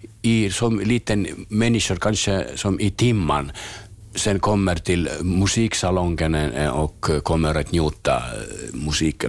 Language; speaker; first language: Swedish; non-native, learner; Finnish